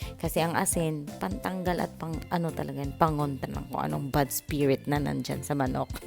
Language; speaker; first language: Filipino; non-native, local second language; Cebuano